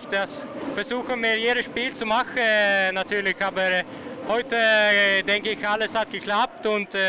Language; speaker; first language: German; non-native, fluent; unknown